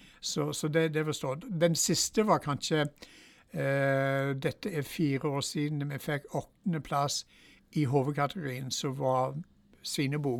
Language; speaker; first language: Norwegian; non-native, fluent; English